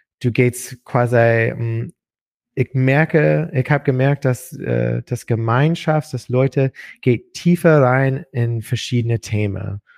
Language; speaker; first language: German; non-native, learner; English